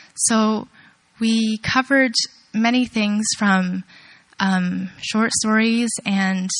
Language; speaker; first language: English; early bilingual, other home language; Chinese